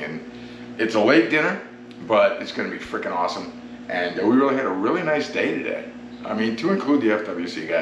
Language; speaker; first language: English; native; English